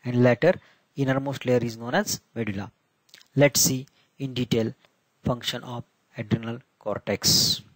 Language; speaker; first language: English; non-native, local second language; Marathi